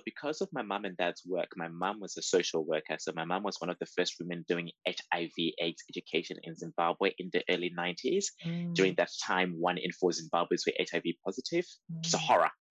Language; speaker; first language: English; native; English